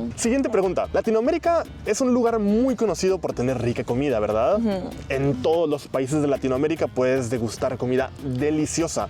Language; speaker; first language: Spanish; native; Spanish